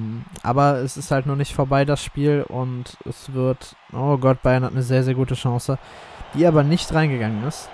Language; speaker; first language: German; native; German